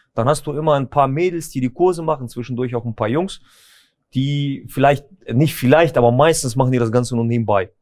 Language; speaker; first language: German; early bilingual, other home language; Russian